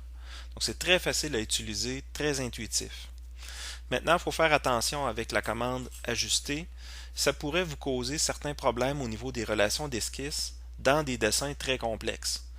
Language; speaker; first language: French; native; French